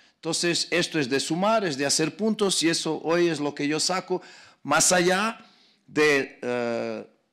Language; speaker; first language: Spanish; non-native, fluent; Portuguese